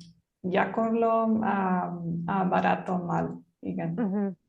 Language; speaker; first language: Hungarian; non-native, learner; Spanish